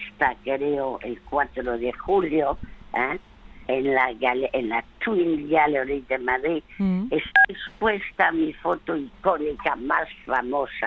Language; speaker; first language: Spanish; early bilingual, other home language; French